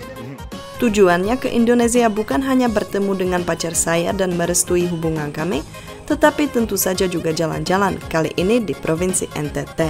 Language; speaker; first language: Indonesian; non-native, fluent; Czech